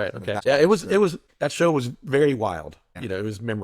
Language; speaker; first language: English; native; English